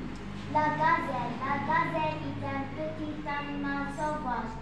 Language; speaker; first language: French; non-native, learner; Arabic